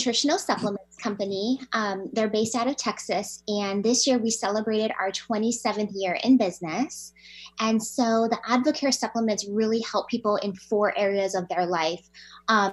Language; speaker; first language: English; native; English